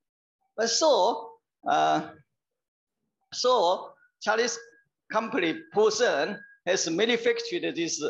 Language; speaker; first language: English; non-native, learner; Chinese